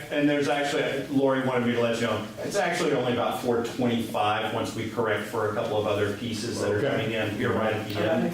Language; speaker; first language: English; native; English